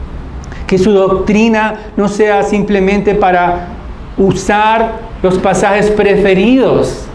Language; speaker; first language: Spanish; native; Spanish